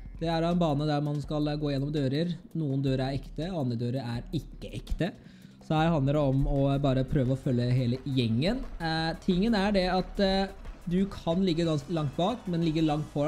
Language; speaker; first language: Norwegian; native; Norwegian